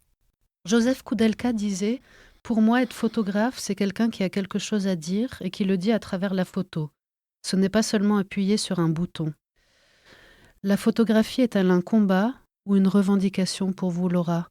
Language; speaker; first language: French; native; French